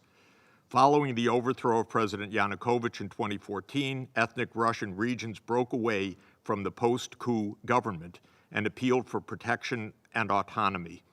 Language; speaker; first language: English; native; English